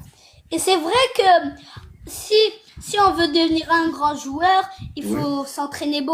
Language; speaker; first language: French; early bilingual, other home language; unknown